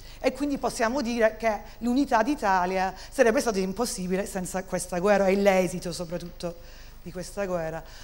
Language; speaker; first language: Italian; non-native, fluent; English